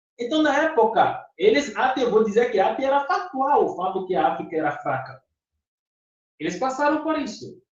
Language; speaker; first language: Portuguese; non-native, fluent; Fon